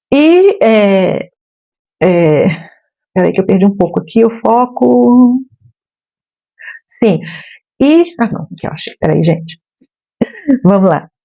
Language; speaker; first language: Portuguese; native; Portuguese